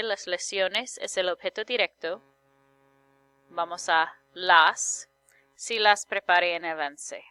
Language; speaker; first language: Spanish; non-native, fluent; English